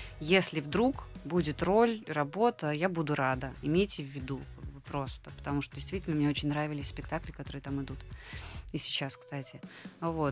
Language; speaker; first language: Russian; native; Russian